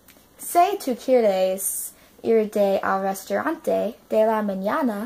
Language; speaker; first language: Spanish; non-native, learner; English